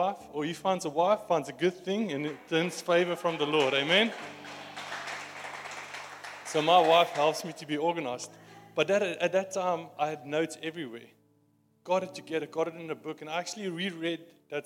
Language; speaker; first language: English; non-native, local second language; Afrikaans